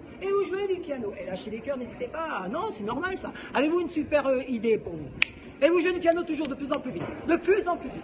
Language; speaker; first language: French; native; French